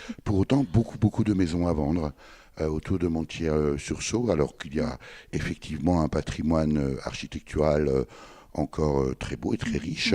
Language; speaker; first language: French; native; French